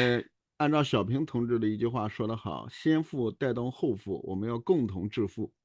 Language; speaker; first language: Chinese; native; Chinese